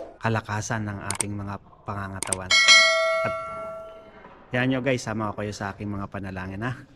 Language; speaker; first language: Filipino; non-native, local second language; Waray